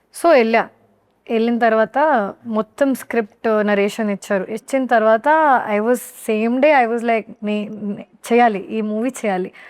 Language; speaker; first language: Telugu; non-native, learner; Hindi